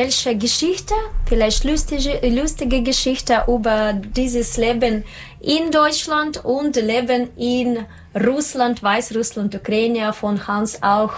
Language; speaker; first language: German; non-native, learner; Russian